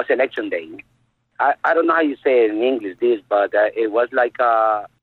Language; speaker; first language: English; non-native, fluent; Spanish